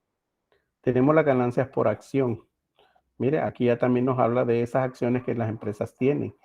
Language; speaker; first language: Spanish; native; Spanish